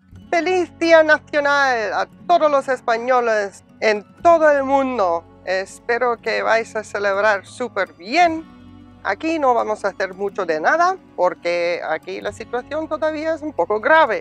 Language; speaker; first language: Spanish; non-native, fluent; English